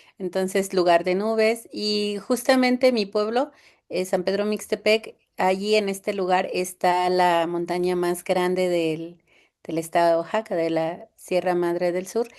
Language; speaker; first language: Spanish; non-native, local second language; Zapotec